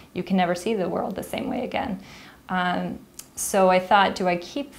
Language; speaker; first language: English; native; English